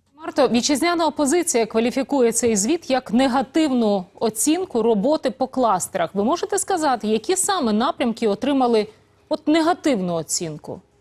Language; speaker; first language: Ukrainian; native; Ukrainian